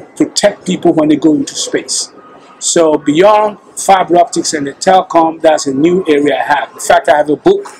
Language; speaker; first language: English; non-native, local second language; Akan